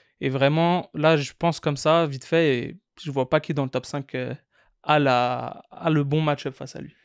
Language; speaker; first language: French; native; French